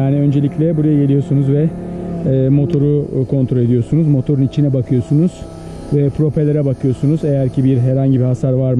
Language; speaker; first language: Turkish; native; Turkish